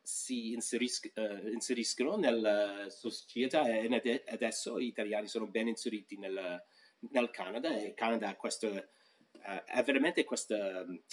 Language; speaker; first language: Italian; non-native, fluent; English